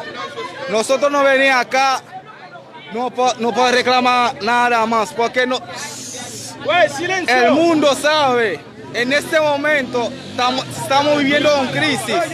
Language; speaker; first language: Spanish; non-native, fluent; Haitian Creole